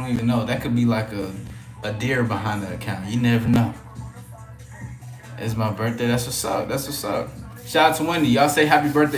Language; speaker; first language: English; native; English